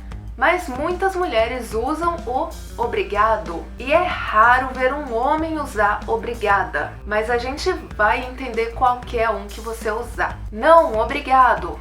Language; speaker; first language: Portuguese; native; Portuguese